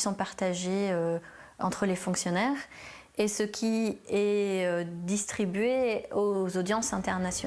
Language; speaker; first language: French; native; French